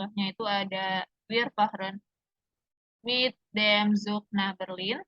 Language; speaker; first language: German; non-native, learner; Indonesian